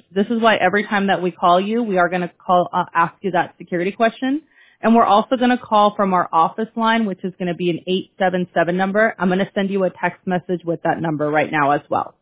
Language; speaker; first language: English; early bilingual, other home language; Spanish